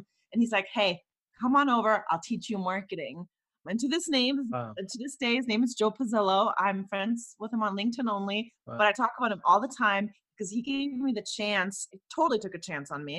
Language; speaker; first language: English; non-native, fluent; German